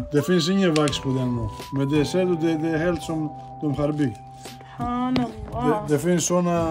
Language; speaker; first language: Swedish; non-native, fluent; Portuguese